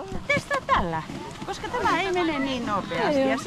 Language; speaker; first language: Finnish; non-native, learner; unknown